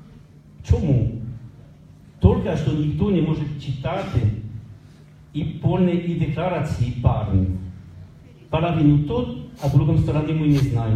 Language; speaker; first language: Ukrainian; non-native, learner; French